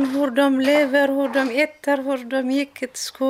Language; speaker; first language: Swedish; non-native, learner; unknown